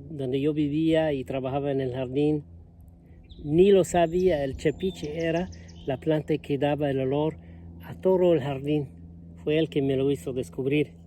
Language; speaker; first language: Spanish; non-native, fluent; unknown